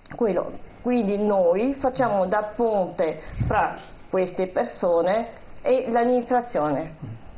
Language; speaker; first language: Italian; non-native, fluent; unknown